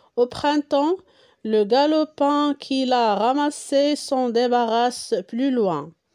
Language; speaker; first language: French; non-native, local second language; Arabic